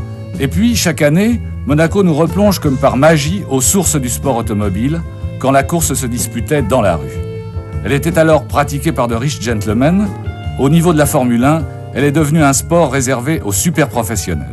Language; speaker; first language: French; native; French